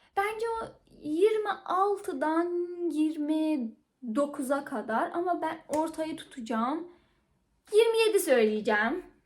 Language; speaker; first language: Turkish; non-native, fluent; Persian